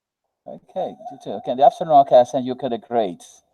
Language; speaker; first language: English; non-native, learner; Spanish